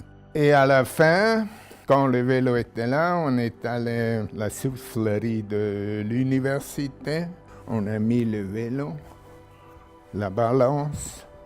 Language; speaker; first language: French; non-native, local second language; German